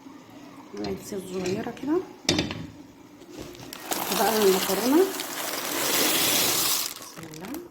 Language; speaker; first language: Arabic; native; Arabic